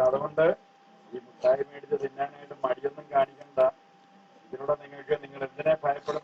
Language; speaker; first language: Malayalam; native; Malayalam